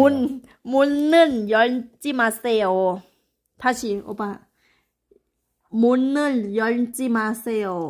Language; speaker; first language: Korean; non-native, fluent; Thai